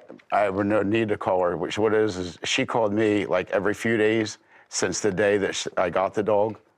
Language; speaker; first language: English; native; English